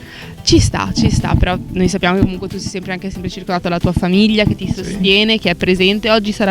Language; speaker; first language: Italian; native; Italian